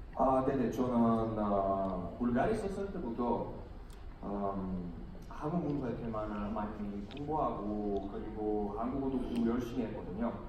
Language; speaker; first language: Korean; non-native, learner; Bulgarian